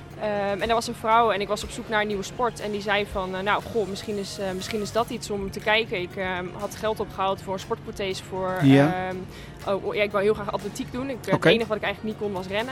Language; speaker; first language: Dutch; native; Dutch